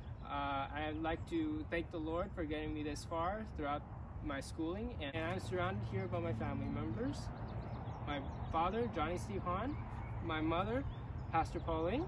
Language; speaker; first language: English; early bilingual, other home language; Chinese